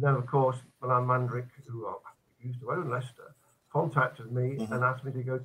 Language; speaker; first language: English; native; English